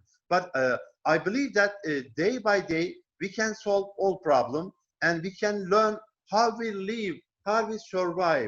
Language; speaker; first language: English; non-native, learner; Turkish